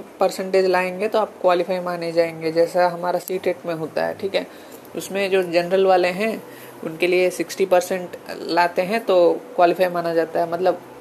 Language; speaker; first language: Hindi; non-native, local second language; Telugu